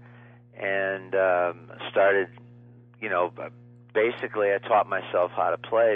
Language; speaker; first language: English; native; English